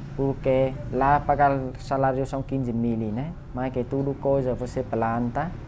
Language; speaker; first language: Portuguese; non-native, learner; Vietnamese